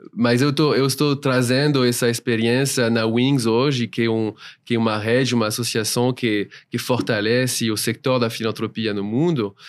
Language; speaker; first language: Portuguese; non-native, fluent; French